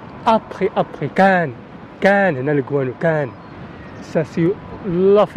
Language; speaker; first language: French; non-native, learner; Arabic